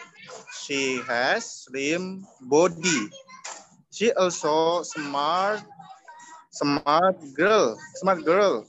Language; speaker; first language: English; non-native, learner; Indonesian